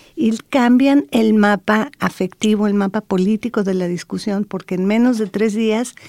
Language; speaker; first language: Spanish; native; Spanish